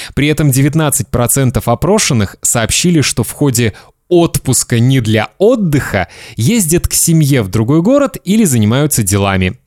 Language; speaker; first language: Russian; native; Russian